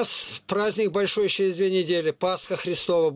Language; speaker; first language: Russian; native; Russian